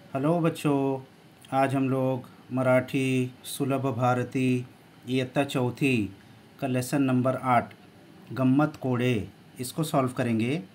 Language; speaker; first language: Hindi; native; Hindi